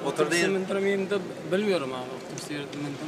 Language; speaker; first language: Turkish; non-native, learner; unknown